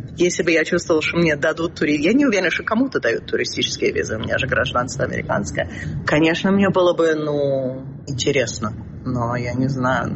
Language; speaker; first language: Russian; early bilingual, heritage; Russian